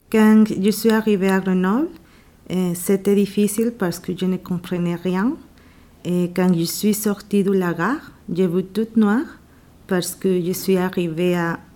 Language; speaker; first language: French; non-native, learner; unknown